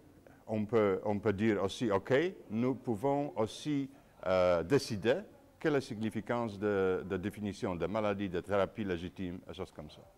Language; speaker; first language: French; non-native, fluent; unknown